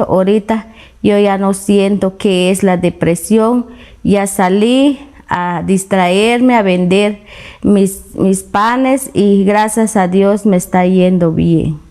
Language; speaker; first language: Spanish; non-native, local second language; Kaqchikel